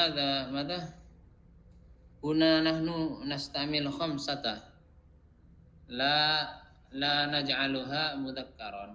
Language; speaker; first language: Arabic; non-native, fluent; Indonesian